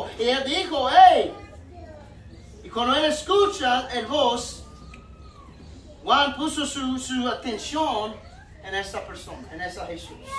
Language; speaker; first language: Spanish; non-native, fluent; English